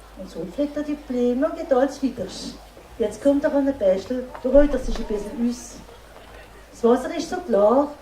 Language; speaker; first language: German; non-native, local second language; Swiss German